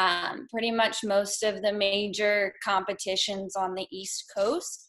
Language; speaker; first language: English; native; English